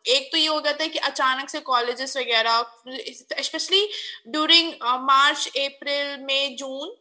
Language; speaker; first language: Hindi; native; Hindi